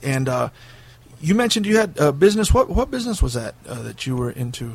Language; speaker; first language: English; early bilingual, other home language; Spanish